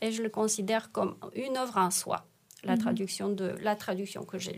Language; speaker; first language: French; non-native, fluent; Romanian